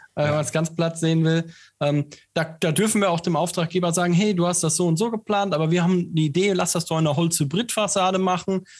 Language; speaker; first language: German; native; German